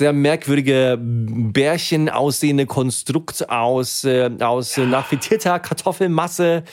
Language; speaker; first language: German; native; German